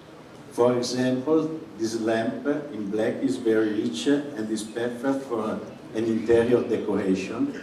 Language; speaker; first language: English; non-native, fluent; Italian